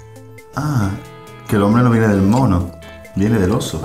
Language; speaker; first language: Spanish; native; Spanish